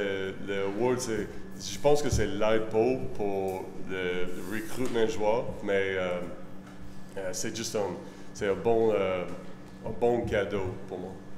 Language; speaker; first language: French; non-native, learner; English